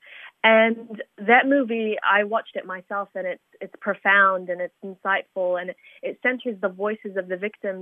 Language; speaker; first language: English; native; English